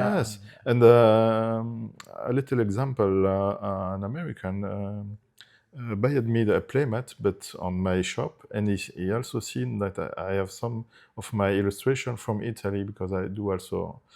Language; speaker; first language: English; non-native, fluent; Italian